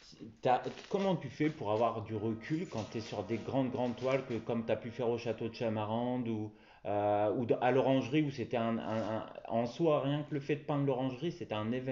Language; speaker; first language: French; native; French